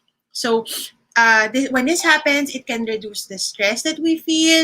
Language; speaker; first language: English; non-native, local second language; Filipino